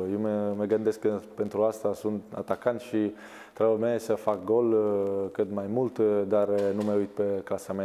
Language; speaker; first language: Romanian; non-native, learner; Italian